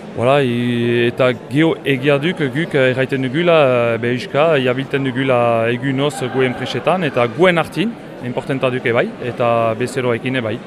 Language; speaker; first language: Basque; native; Basque